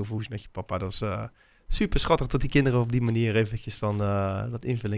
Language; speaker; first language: Dutch; native; Dutch